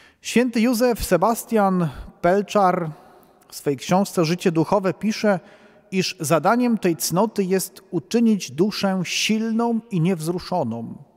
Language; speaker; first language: Polish; native; Polish